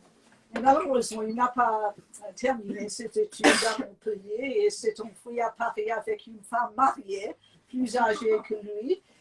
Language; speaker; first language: French; non-native, fluent; English